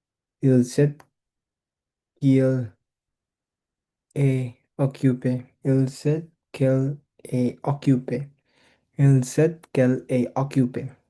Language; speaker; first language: French; non-native, learner; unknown